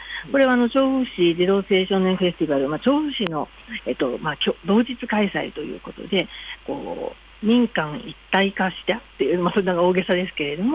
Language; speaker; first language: Japanese; native; Japanese